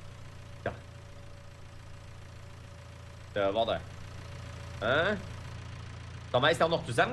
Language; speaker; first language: German; native; German